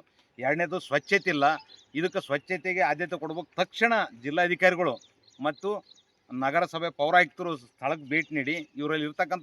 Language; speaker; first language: Kannada; native; Kannada